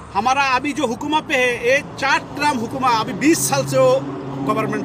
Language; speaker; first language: Hindi; non-native, fluent; Bangla